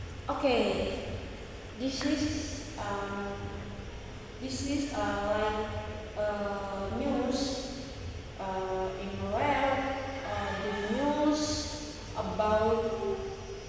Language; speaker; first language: English; non-native, learner; Indonesian